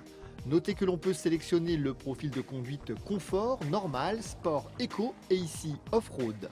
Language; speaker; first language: French; native; French